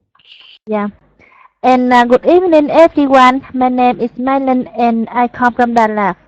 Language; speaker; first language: English; non-native, learner; Vietnamese